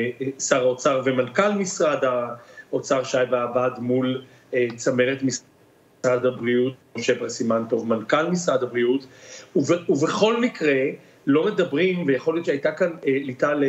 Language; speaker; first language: Hebrew; native; Hebrew